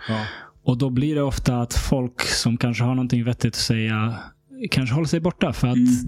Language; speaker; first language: Swedish; early bilingual, other home language; Serbian